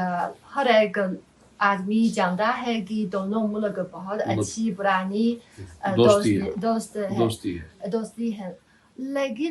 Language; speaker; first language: Hindi; non-native, fluent; Chinese